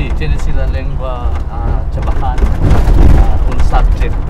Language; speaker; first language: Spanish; non-native, learner; Chavacano